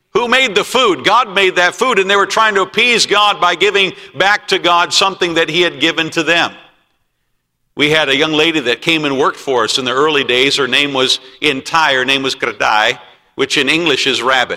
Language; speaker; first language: English; native; English